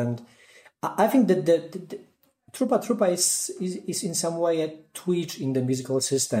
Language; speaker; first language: English; non-native, fluent; Polish